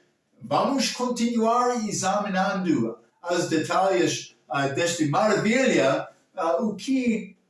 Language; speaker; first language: Portuguese; non-native, learner; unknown